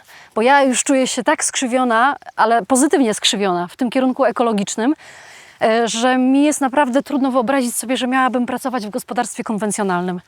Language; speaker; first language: Polish; native; Polish